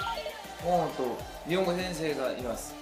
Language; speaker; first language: Japanese; non-native, learner; Korean